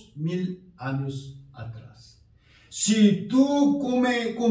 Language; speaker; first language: Spanish; non-native, fluent; Korean